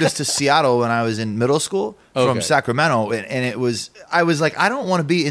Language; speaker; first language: English; native; English